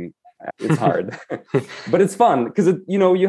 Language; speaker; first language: English; non-native, fluent; Romanian